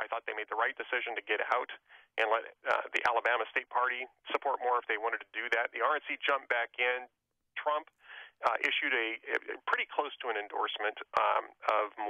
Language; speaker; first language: English; native; English